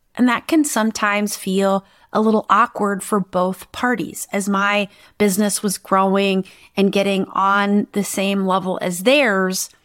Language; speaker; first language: English; native; English